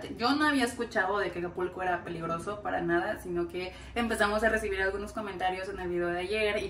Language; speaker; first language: Spanish; native; Spanish